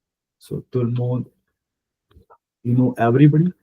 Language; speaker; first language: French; non-native, fluent; Punjabi